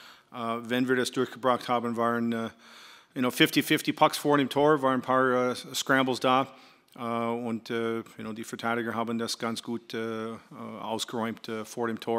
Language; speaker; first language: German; non-native, fluent; English